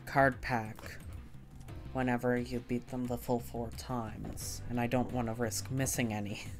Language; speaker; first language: English; native; English